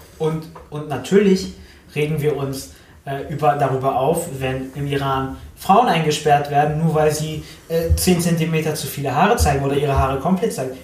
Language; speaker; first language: German; early bilingual, other home language; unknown